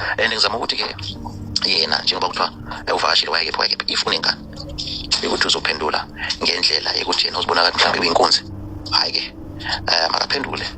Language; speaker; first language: Zulu; non-native, fluent; Nyanja